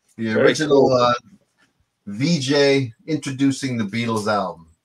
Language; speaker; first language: English; native; English